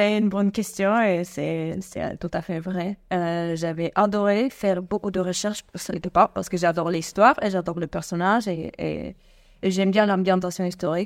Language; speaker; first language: French; non-native, fluent; Spanish